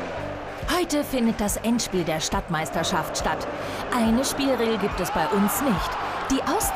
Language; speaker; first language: German; native; German